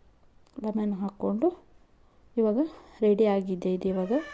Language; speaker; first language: Kannada; native; Kannada